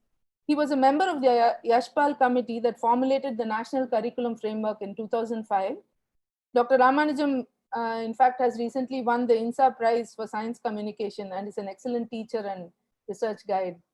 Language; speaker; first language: English; non-native, local second language; Tamil